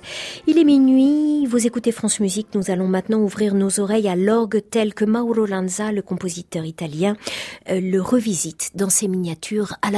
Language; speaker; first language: French; native; French